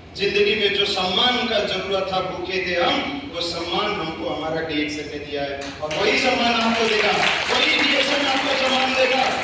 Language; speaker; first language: Hindi; native; Hindi